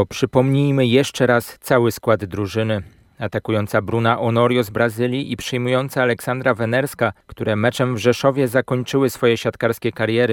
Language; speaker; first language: Polish; native; Polish